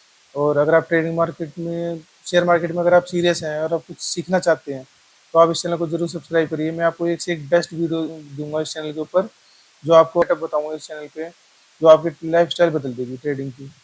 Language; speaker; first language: Hindi; native; Hindi